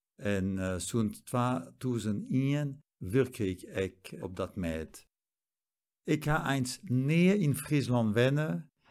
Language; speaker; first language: Western Frisian; non-native, fluent; German